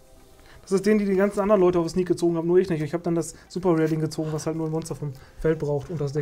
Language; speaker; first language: German; native; German